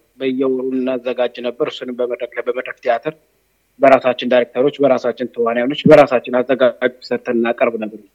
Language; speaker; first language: Amharic; native; Amharic